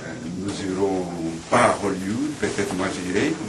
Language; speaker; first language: French; non-native, fluent; Portuguese